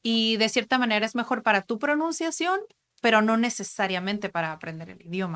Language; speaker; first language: Spanish; native; Spanish